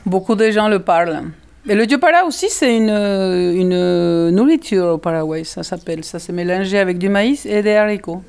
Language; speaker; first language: French; non-native, fluent; Guarani